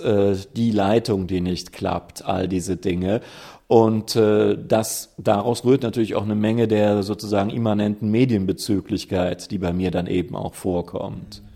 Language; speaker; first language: German; native; German